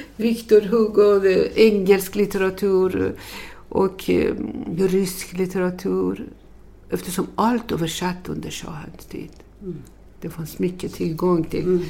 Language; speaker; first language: Swedish; non-native, fluent; Persian